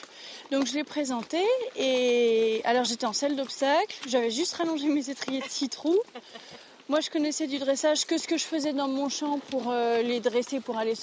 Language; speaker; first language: French; native; French